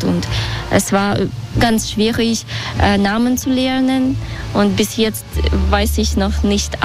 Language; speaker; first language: German; non-native, learner; Russian